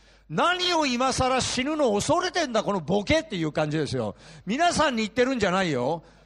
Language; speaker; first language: Japanese; early bilingual, heritage; Japanese